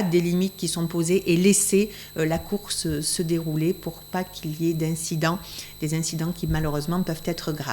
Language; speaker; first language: French; native; French